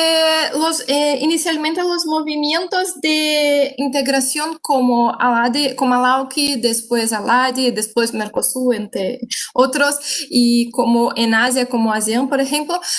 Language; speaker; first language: Spanish; non-native, fluent; Portuguese